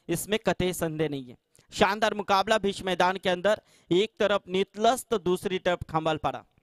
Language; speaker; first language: Hindi; non-native, local second language; Marathi